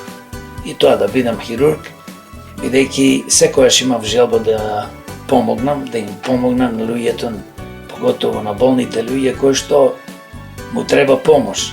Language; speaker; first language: Macedonian; native; Macedonian